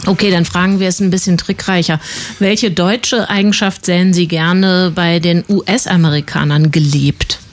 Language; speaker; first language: German; native; German